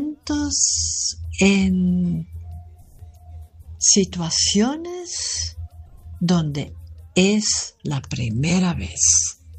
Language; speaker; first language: Spanish; non-native, fluent; German